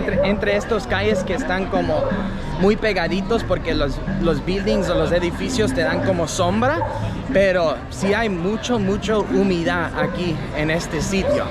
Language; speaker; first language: Spanish; non-native, fluent; English